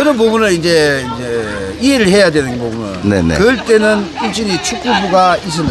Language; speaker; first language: Korean; native; Korean